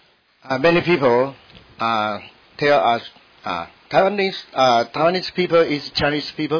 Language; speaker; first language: English; non-native, learner; Min Nan Chinese